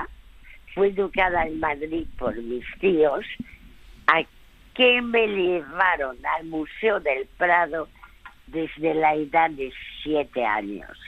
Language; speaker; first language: Spanish; early bilingual, other home language; French